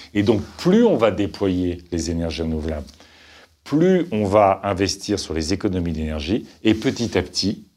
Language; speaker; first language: French; native; French